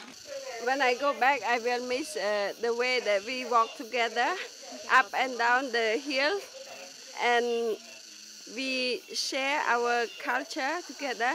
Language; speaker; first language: English; non-native, learner; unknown